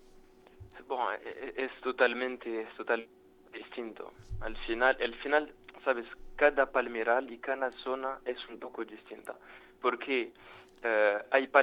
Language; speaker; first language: Spanish; non-native, fluent; French